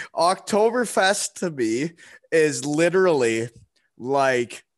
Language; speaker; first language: English; native; English